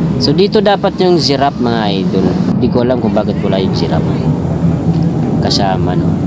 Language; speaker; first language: Filipino; non-native, local second language; Cebuano